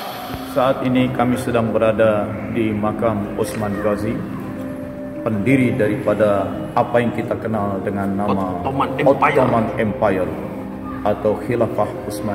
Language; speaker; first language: Indonesian; native; Indonesian